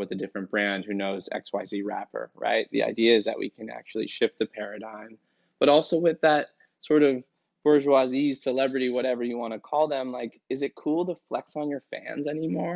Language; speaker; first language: English; native; English